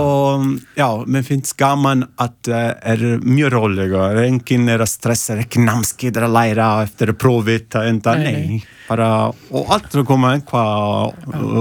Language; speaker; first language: Icelandic; non-native, learner; Italian